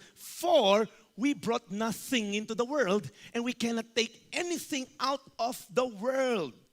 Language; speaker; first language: English; non-native, local second language; Filipino